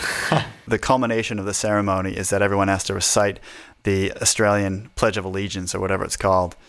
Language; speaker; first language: English; native; English